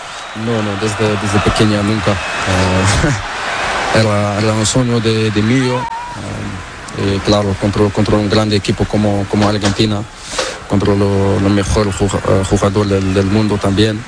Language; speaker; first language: Spanish; non-native, learner; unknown